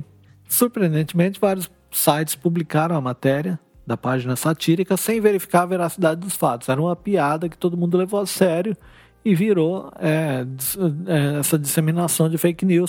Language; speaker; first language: Portuguese; native; Portuguese